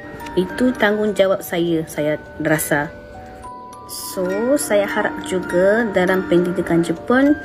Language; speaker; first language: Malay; non-native, fluent; Japanese